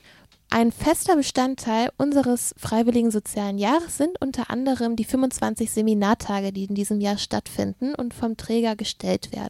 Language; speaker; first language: German; native; German